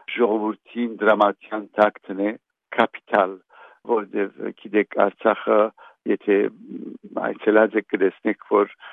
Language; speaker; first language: Armenian; native; Armenian